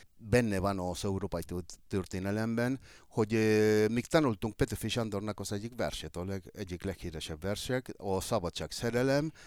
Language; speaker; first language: Hungarian; non-native, fluent; Spanish